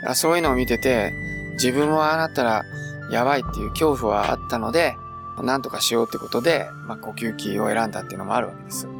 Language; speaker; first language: Japanese; native; Japanese